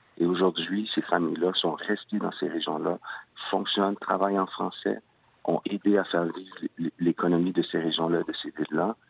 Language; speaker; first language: French; early bilingual, other home language; Spanish